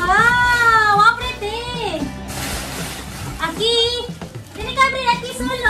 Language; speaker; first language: Spanish; non-native, learner; Cebuano